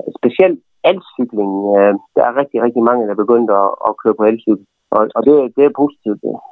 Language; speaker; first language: Danish; native; Danish